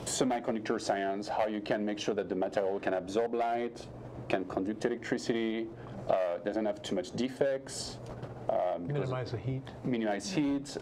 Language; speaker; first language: English; non-native, fluent; French